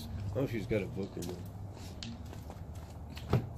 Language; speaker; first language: English; native; English